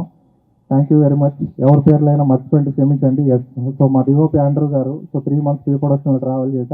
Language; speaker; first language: Telugu; native; Telugu